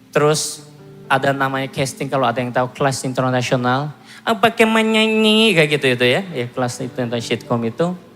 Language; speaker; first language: Indonesian; non-native, fluent; Korean